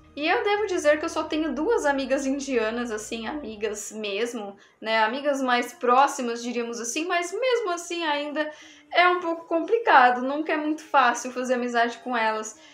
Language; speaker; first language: Portuguese; native; Portuguese